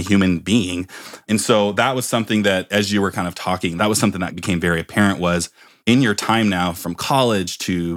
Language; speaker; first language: English; native; English